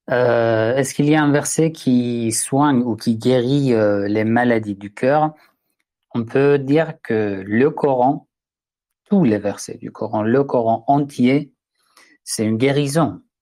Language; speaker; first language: French; non-native, fluent; Persian